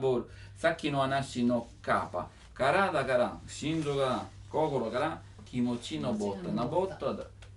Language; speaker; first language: Japanese; non-native, learner; Italian